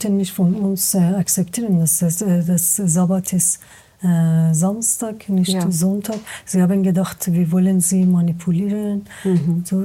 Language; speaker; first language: German; non-native, learner; Persian